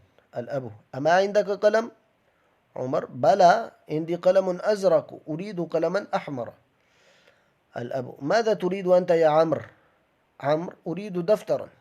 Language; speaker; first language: Arabic; non-native, fluent; Urdu